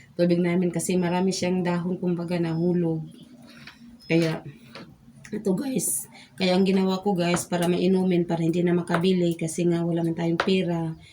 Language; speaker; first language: Filipino; non-native, local second language; Cebuano